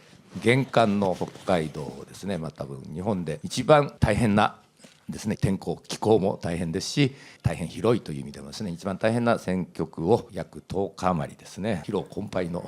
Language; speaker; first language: Japanese; native; Japanese